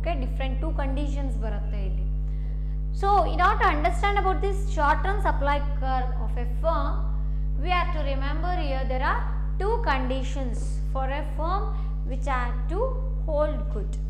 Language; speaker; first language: English; non-native, local second language; Kannada